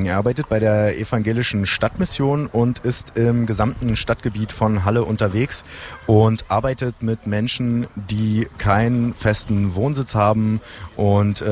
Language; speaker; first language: German; native; German